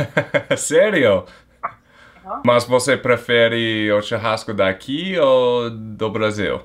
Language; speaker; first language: Portuguese; non-native, fluent; English